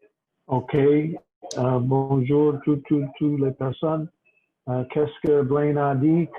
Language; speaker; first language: French; non-native, local second language; English